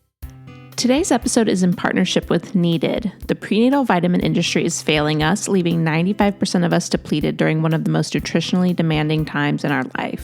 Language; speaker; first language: English; native; English